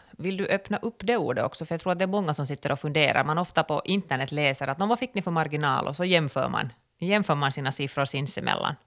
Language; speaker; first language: Swedish; native; Swedish